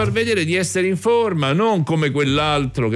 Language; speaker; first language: Italian; native; Italian